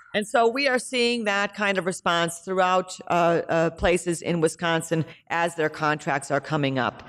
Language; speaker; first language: English; native; English